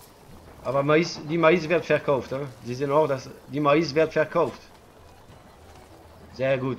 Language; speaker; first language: German; non-native, learner; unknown